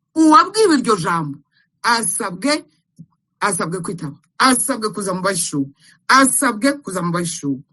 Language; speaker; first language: Kinyarwanda; native; Kinyarwanda